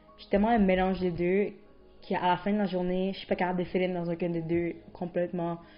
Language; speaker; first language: French; early bilingual, other home language; Spanish